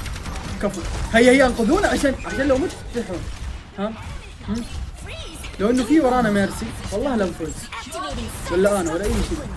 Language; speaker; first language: Arabic; native; Arabic